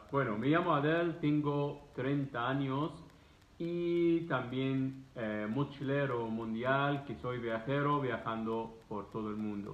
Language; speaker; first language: Spanish; non-native, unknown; Arabic